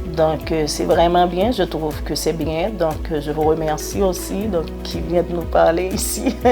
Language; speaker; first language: French; non-native, local second language; Haitian Creole